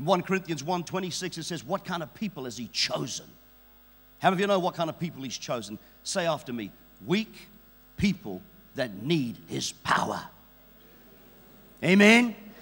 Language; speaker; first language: English; native; English